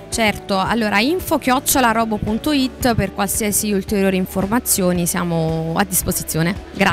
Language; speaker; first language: Italian; native; Italian